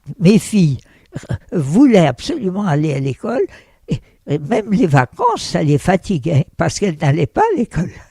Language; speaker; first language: French; early bilingual, other home language; Russian